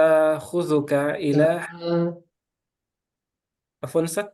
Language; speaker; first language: Arabic; non-native, learner; Indonesian